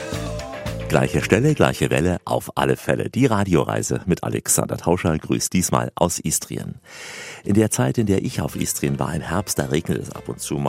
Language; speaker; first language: German; native; German